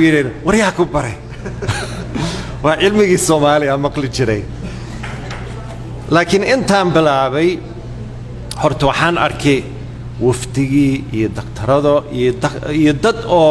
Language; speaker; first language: Somali; non-native, fluent; English